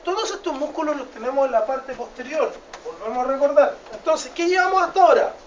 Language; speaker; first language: Spanish; native; Spanish